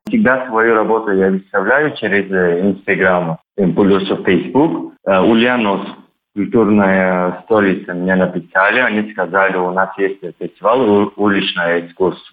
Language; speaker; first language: Russian; non-native, learner; Turkish